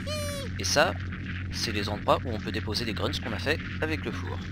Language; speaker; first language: French; native; French